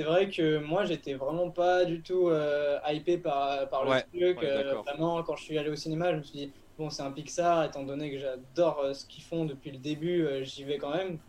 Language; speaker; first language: French; native; French